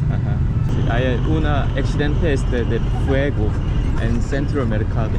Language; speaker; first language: Spanish; non-native, learner; Korean